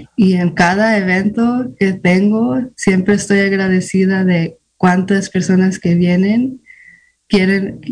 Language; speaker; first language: Spanish; early bilingual, heritage; Spanish